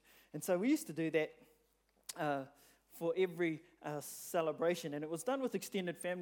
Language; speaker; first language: English; native; English